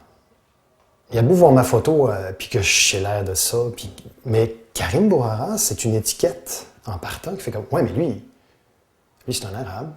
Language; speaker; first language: French; native; French